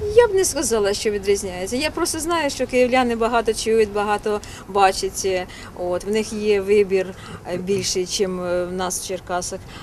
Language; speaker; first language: Ukrainian; native; Ukrainian